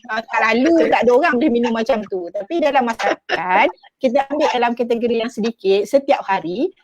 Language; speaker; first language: Malay; native; Malay